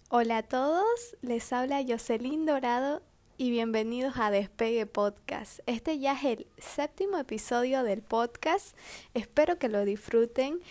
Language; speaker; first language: Spanish; native; Spanish